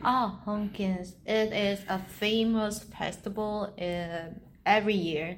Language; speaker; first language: English; non-native, learner; Vietnamese